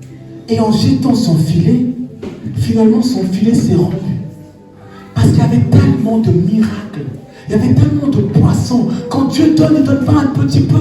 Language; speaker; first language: French; native; French